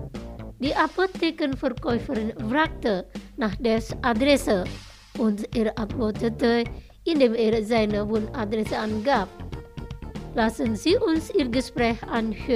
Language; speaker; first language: German; non-native, fluent; Indonesian